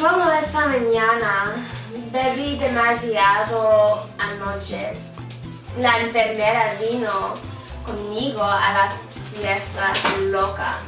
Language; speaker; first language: Spanish; non-native, learner; English